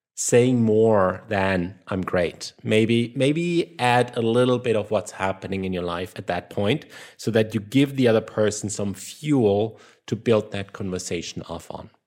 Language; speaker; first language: English; non-native, fluent; German